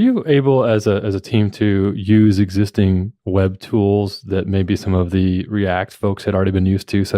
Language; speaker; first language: English; native; English